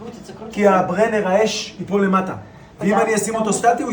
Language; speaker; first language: Hebrew; native; Hebrew